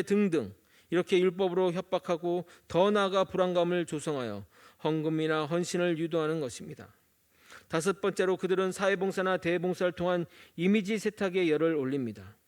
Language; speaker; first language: Korean; native; Korean